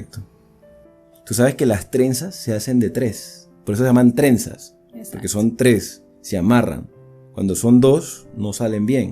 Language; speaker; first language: Spanish; native; Spanish